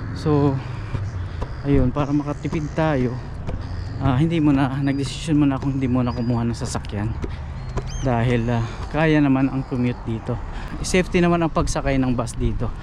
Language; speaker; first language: Filipino; native; Filipino